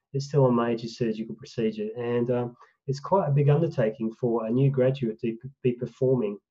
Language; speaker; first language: English; native; English